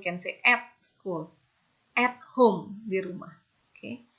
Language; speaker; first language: English; non-native, fluent; Indonesian